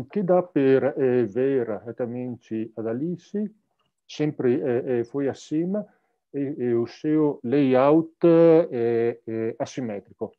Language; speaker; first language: Portuguese; non-native, fluent; Italian